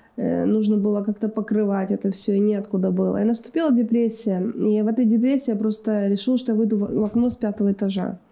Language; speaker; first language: Russian; native; Russian